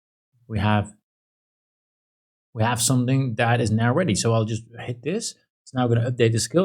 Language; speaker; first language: English; non-native, fluent; Dutch